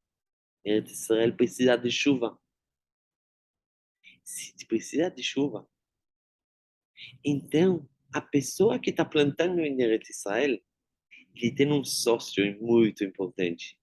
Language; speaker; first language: Portuguese; non-native, fluent; Hebrew